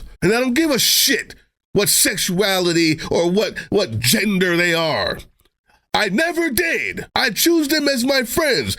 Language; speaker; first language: English; native; English